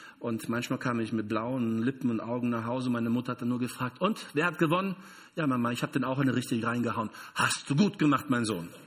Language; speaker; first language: German; non-native, fluent; Portuguese